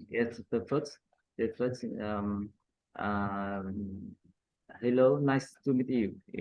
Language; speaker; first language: English; non-native, learner; Vietnamese